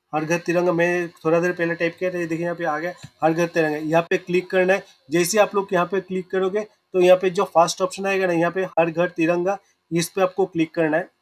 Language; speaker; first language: Hindi; non-native, local second language; Assamese